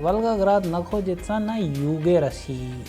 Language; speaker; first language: Russian; non-native, fluent; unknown